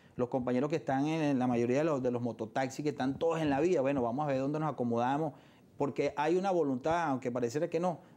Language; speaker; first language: Spanish; native; Spanish